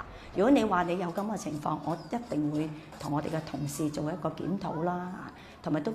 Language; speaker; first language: Cantonese; native; Cantonese